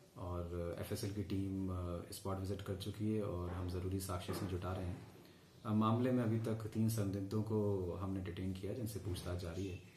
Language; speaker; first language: Hindi; native; Hindi